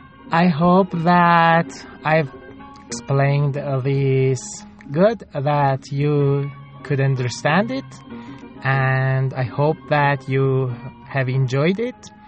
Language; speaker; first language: English; non-native, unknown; Persian